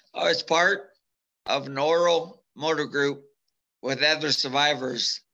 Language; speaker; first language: English; native; English